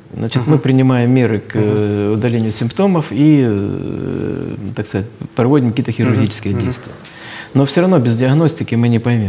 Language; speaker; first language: Russian; native; Russian